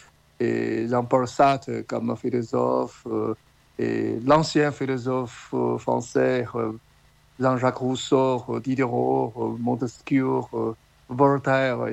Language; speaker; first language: French; non-native, fluent; Chinese